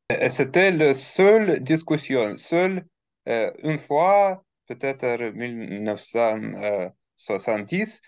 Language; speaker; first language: French; non-native, learner; Russian